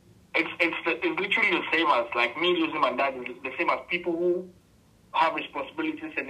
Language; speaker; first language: English; non-native, local second language; Akan